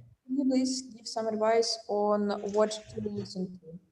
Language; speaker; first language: English; non-native, fluent; Russian